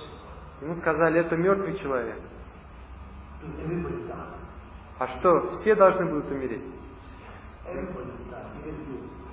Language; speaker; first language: Russian; native; Russian